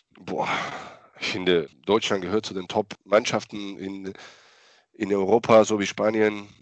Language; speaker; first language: German; non-native, learner; Croatian